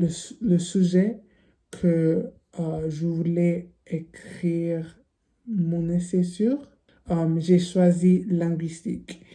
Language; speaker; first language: French; non-native, learner; English